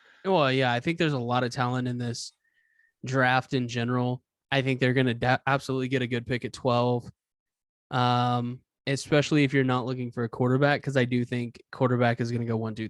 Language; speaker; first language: English; native; English